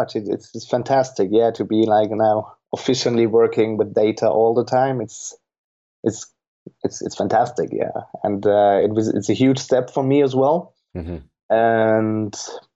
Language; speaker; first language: English; non-native, fluent; German